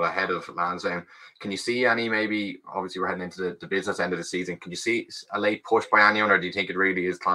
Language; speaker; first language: English; native; English